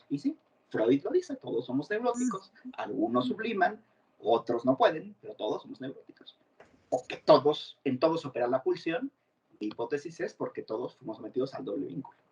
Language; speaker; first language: Spanish; native; Spanish